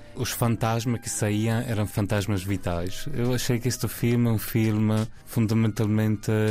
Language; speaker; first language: Portuguese; non-native, fluent; Italian